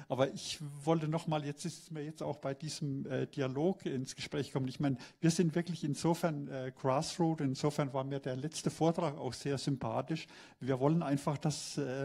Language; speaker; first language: German; native; German